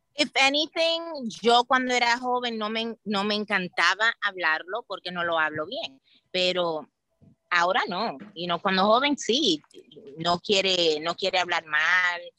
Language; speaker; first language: Spanish; early bilingual, heritage; Spanish